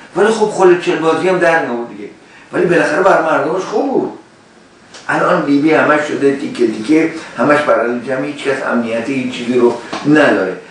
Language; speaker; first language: Persian; native; Persian